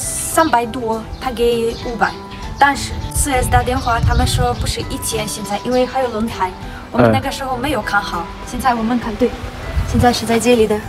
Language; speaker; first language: Chinese; non-native, learner; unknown